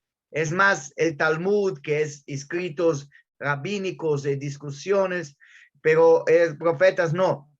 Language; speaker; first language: Spanish; non-native, fluent; Portuguese